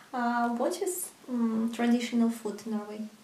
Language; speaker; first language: English; non-native, learner; Russian